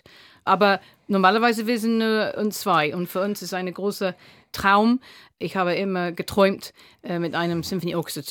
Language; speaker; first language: German; non-native, fluent; English